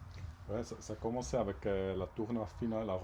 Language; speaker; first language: French; non-native, local second language; German